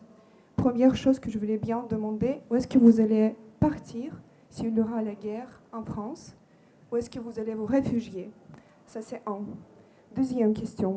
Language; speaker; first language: French; non-native, fluent; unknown